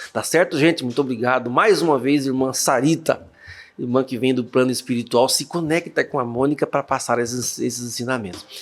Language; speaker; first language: Portuguese; native; Portuguese